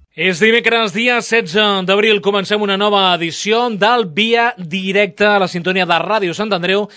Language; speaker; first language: Catalan; native; Catalan